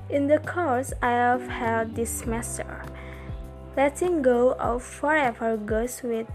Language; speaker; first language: English; non-native, learner; Indonesian